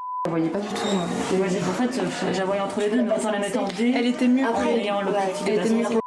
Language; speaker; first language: French; native; French